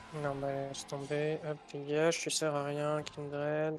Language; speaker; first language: French; native; French